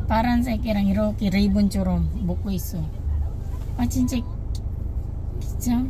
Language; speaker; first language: Korean; non-native, local second language; Filipino